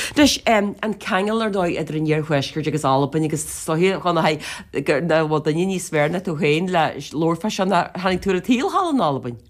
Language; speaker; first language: Irish; native; Irish